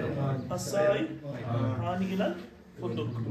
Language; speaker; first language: Arabic; non-native, fluent; Urdu